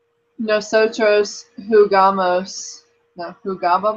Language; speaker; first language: Spanish; non-native, learner; English